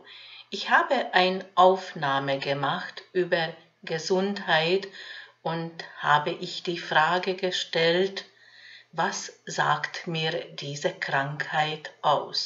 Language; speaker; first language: German; non-native, fluent; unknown